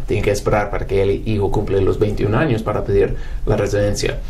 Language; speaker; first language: Spanish; non-native, fluent; English